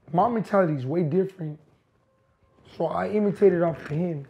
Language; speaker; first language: English; native; English